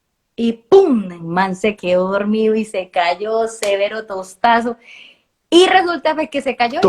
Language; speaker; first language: Spanish; native; Spanish